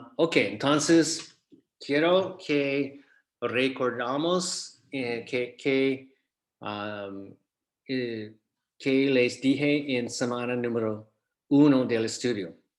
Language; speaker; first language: Spanish; non-native, fluent; English